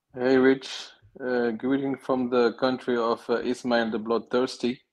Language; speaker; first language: English; non-native, fluent; Arabic